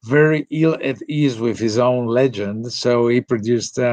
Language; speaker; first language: English; non-native, fluent; Italian